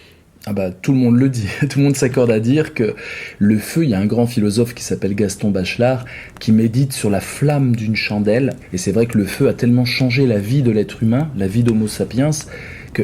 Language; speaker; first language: French; native; French